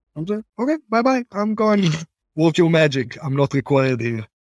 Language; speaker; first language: English; non-native, fluent; Hebrew